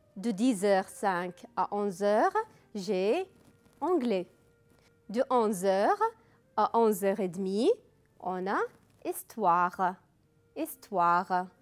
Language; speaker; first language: French; non-native, local second language; Arabic